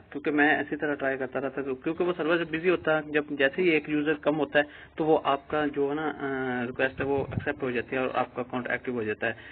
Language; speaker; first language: Urdu; non-native, local second language; Punjabi